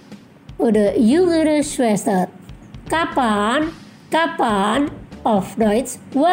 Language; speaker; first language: German; non-native, fluent; Indonesian